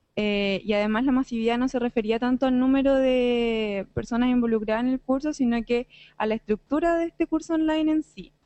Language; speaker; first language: Spanish; native; Spanish